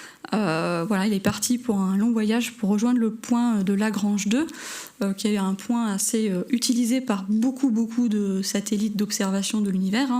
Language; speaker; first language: French; native; French